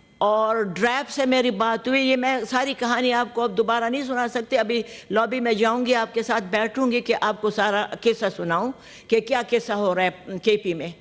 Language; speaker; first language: Urdu; non-native, local second language; Pashto